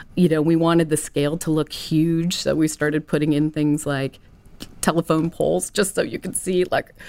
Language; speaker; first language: English; native; English